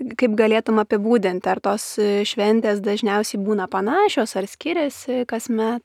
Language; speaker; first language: Lithuanian; native; Lithuanian